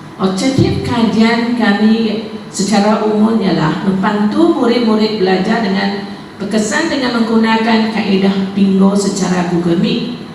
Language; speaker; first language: Malay; non-native, local second language; Chinese